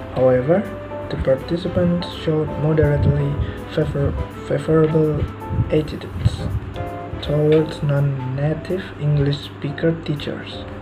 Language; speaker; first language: English; non-native, learner; Indonesian